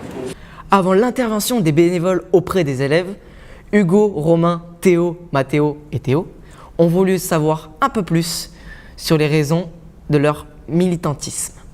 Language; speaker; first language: French; native; French